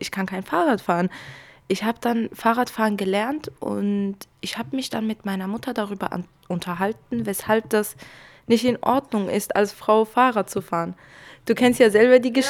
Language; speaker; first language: German; early bilingual, other home language; Kurdish